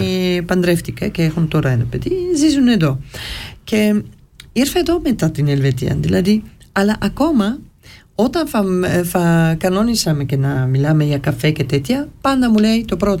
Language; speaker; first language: Greek; early bilingual, heritage; Greek